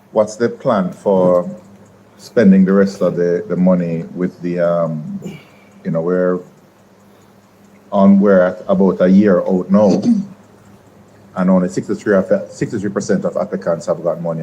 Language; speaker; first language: English; native; English